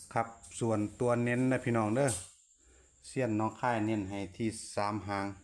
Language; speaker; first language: Thai; non-native, local second language; Northeastern Thai